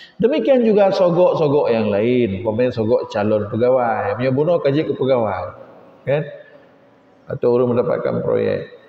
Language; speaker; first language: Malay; non-native, local second language; Achinese